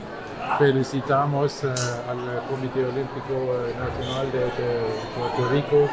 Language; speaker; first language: Spanish; non-native, learner; German